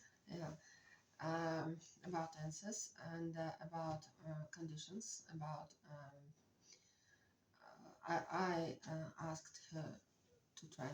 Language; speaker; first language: English; non-native, learner; Russian